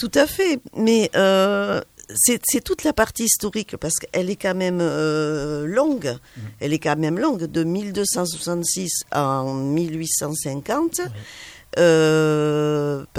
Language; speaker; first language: French; native; French